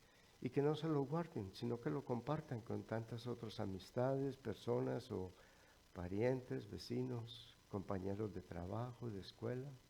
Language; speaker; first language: Spanish; native; Spanish